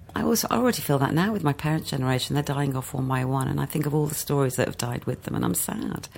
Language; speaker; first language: English; native; English